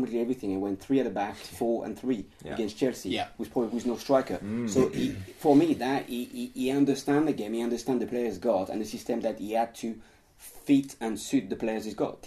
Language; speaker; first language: English; non-native, fluent; French